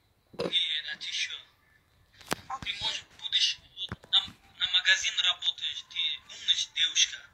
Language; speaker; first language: Russian; non-native, learner; Uzbek